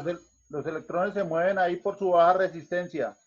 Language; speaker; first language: Spanish; native; Spanish